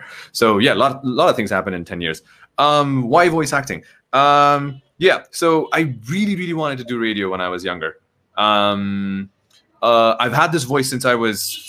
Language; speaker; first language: English; non-native, local second language; Nepali